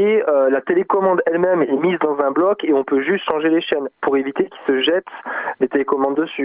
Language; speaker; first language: French; native; French